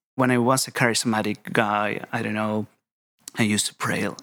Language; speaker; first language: English; non-native, fluent; Spanish